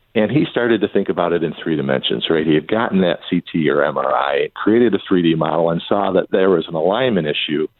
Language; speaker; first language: English; native; English